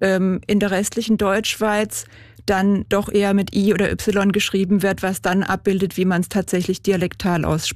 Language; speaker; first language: German; native; German